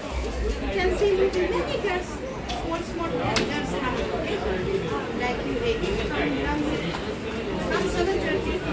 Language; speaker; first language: English; non-native, learner; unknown